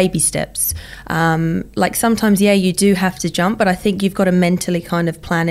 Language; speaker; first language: English; native; English